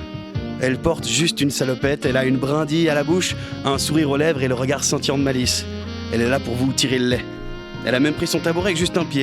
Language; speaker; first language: French; native; French